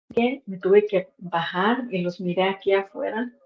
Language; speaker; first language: Spanish; early bilingual, heritage; Spanish